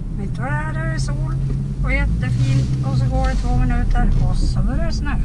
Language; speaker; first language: Swedish; native; Swedish